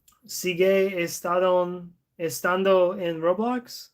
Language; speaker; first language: Spanish; non-native, learner; English